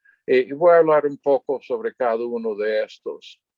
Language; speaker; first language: Spanish; non-native, fluent; English